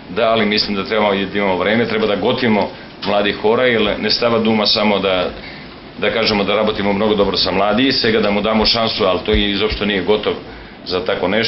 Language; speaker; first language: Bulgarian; non-native, learner; Serbian